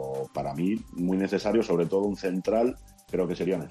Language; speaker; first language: Spanish; native; Spanish